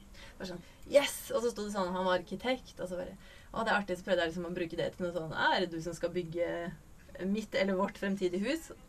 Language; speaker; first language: Norwegian; native; Norwegian